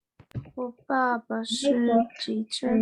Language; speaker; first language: Chinese; non-native, learner; Norwegian